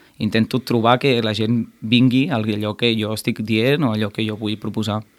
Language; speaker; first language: Catalan; native; Catalan